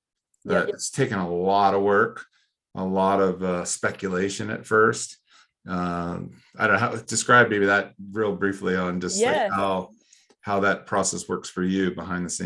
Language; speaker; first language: English; native; English